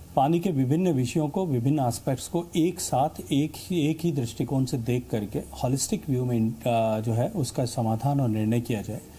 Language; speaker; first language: Hindi; native; Hindi